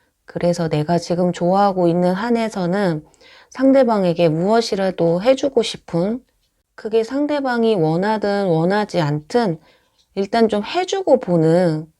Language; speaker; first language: Korean; native; Korean